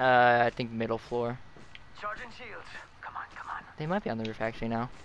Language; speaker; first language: English; native; English